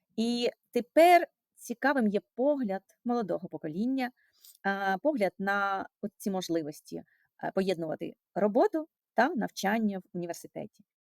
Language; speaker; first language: Ukrainian; non-native, local second language; Russian